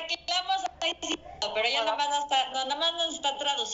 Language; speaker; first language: Spanish; native; Spanish